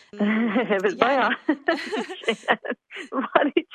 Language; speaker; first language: Turkish; early bilingual, heritage; Turkish